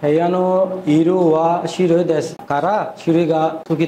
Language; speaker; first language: Japanese; non-native, learner; Bangla